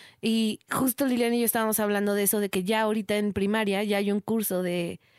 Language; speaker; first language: Spanish; native; Spanish